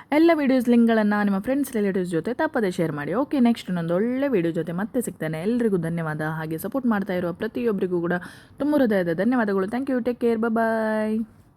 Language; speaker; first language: Kannada; non-native, local second language; Konkani